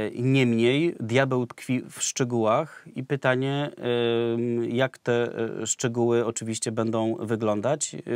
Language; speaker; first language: Polish; native; Polish